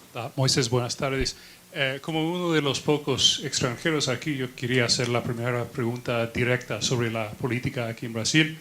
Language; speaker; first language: Spanish; non-native, fluent; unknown